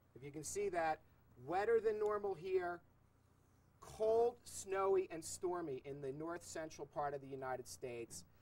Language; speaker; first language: English; native; English